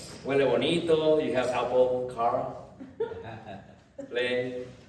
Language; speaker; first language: English; non-native, fluent; Spanish